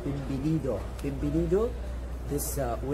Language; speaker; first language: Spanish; non-native, learner; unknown